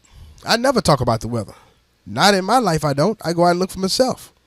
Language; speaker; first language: English; native; English